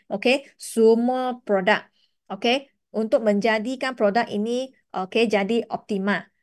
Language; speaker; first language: Malay; non-native, local second language; Chinese